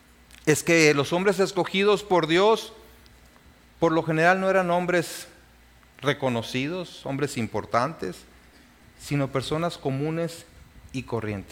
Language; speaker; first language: Spanish; native; Spanish